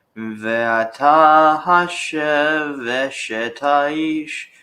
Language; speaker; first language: Hebrew; non-native, learner; English